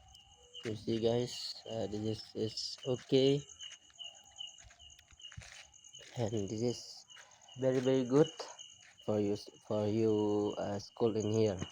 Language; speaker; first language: English; non-native, learner; Indonesian